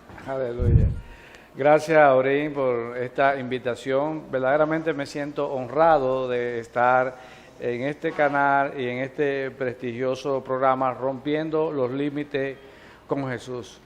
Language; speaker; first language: Spanish; native; Spanish